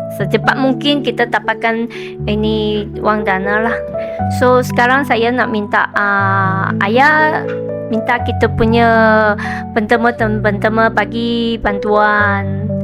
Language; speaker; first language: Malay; non-native, local second language; Chinese